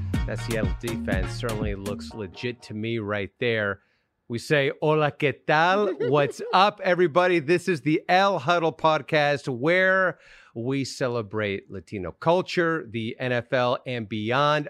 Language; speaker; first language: English; native; English